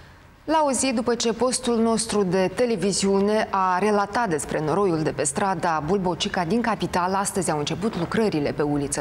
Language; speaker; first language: Romanian; native; Romanian